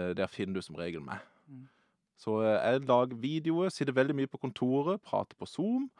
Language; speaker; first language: Norwegian; native; Norwegian